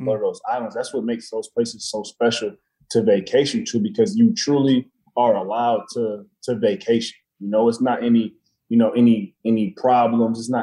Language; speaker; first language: English; native; English